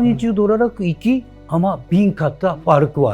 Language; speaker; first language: Turkish; non-native, learner; Japanese